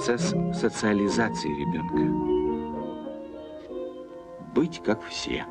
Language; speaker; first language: Russian; native; Russian